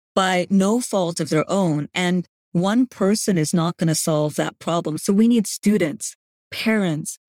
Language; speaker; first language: English; non-native, fluent; Gujarati